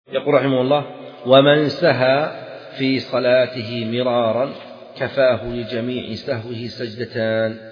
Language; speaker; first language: Arabic; native; Arabic